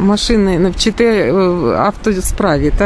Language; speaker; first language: Ukrainian; native; Ukrainian